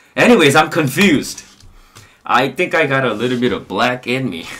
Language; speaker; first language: English; non-native, fluent; Korean